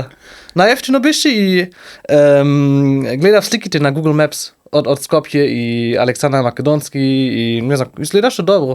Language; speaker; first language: Macedonian; non-native, learner; German